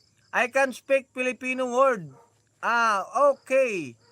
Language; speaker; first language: English; non-native, learner; Cebuano